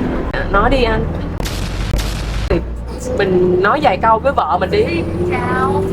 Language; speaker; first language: Vietnamese; native; Vietnamese